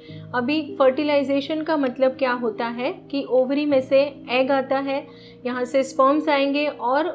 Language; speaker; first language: Hindi; non-native, local second language; Gujarati